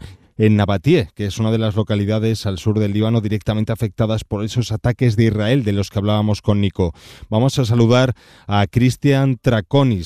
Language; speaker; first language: Spanish; native; Spanish